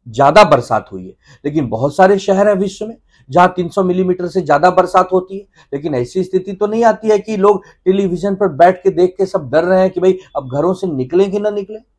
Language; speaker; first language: Hindi; native; Hindi